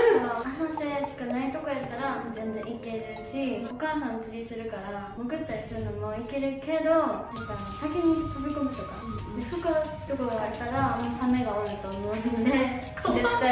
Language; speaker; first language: Japanese; native; Japanese